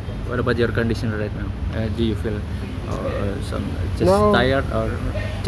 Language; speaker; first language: English; non-native, learner; Indonesian